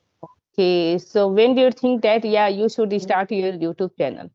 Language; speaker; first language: English; non-native, learner; Hindi